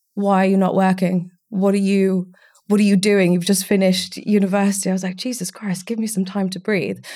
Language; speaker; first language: English; early bilingual, other home language; Romanian